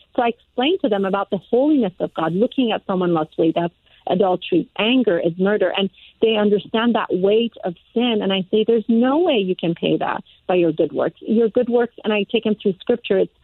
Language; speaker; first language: English; early bilingual, other home language; Persian